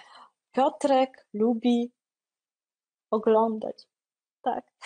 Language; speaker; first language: Polish; non-native, fluent; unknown